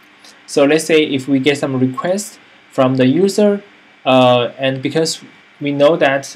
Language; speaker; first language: English; non-native, fluent; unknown